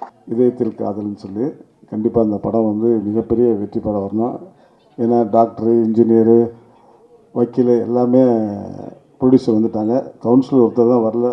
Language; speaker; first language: Tamil; native; Tamil